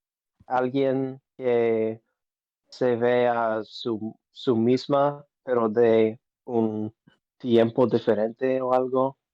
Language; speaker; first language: Spanish; non-native, learner; English